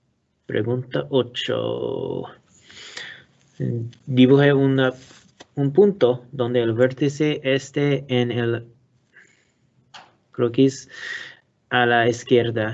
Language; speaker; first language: Spanish; non-native, learner; English